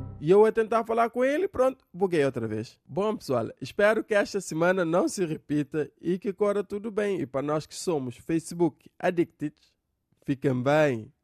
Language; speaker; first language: Portuguese; non-native, local second language; Kabuverdianu